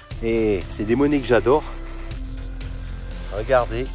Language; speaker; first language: French; native; French